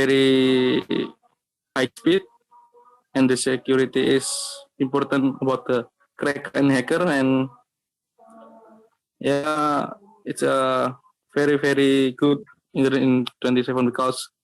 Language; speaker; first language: English; non-native, learner; Indonesian